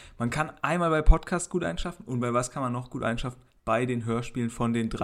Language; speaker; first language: German; native; German